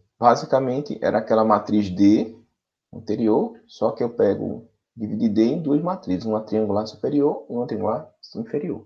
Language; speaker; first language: Portuguese; native; Portuguese